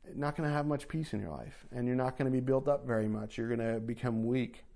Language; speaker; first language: English; native; English